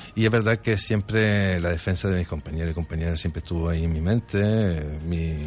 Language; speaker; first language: Spanish; early bilingual, other home language; French